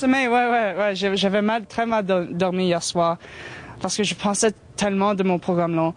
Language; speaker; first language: French; non-native, local second language; English